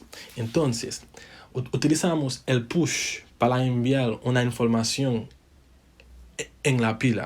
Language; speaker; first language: Spanish; non-native, fluent; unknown